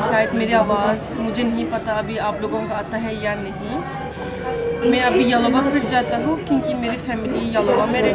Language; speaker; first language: Hindi; non-native, learner; Turkish